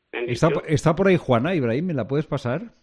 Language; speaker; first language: Spanish; native; Spanish